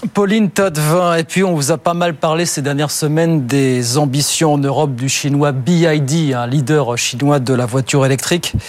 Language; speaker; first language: French; native; French